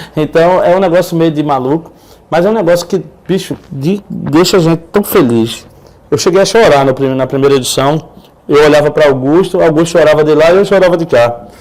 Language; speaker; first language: Portuguese; native; Portuguese